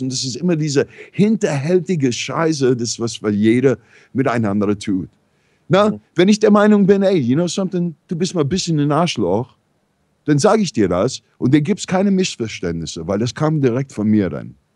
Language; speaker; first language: German; non-native, fluent; English